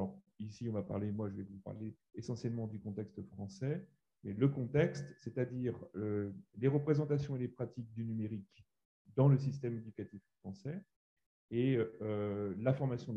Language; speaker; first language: French; native; French